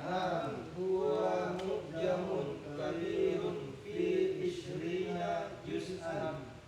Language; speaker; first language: Arabic; non-native, learner; Indonesian